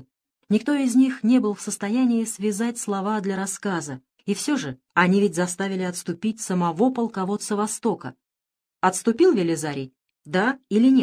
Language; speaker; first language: Russian; native; Russian